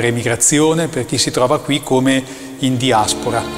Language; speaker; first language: Italian; native; Italian